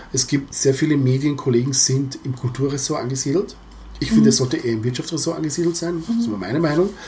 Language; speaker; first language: German; early bilingual, other home language; Croatian